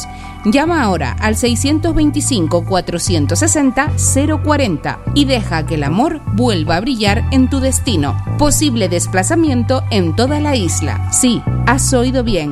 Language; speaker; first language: Spanish; native; Spanish